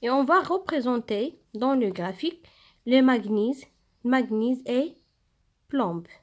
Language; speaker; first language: French; non-native, local second language; Arabic